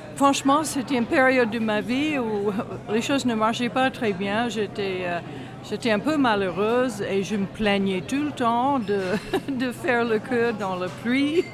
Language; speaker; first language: French; non-native, fluent; English